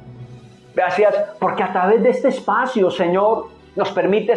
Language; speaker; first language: Spanish; native; Spanish